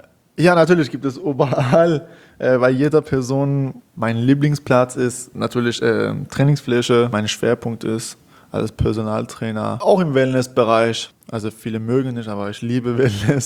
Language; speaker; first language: German; non-native, learner; Persian